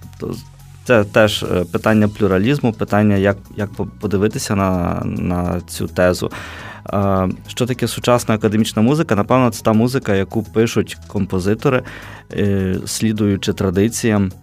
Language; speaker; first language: Ukrainian; native; Ukrainian